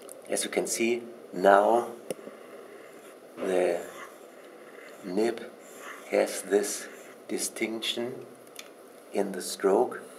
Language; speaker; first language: English; non-native, fluent; German